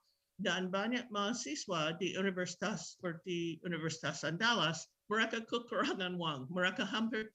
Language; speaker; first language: Indonesian; non-native, fluent; English